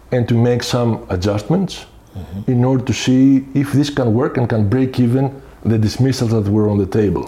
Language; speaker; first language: English; non-native, fluent; Greek